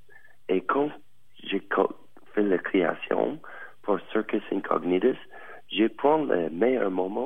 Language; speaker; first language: French; non-native, learner; English